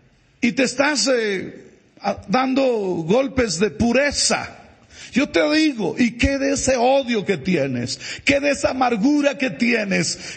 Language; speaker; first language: Spanish; native; Spanish